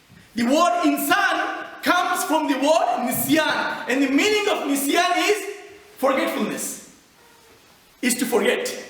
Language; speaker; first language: English; non-native, fluent; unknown